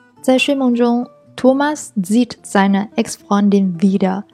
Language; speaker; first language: German; non-native, fluent; Chinese